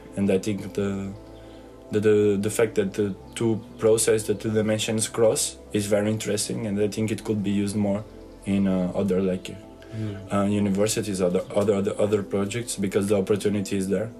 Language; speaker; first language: English; non-native, fluent; Portuguese